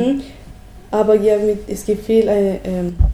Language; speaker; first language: German; non-native, learner; Spanish